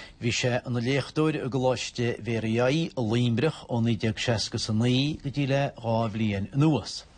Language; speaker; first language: Irish; native; Irish